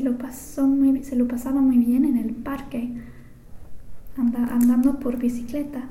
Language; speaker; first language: Spanish; non-native, fluent; English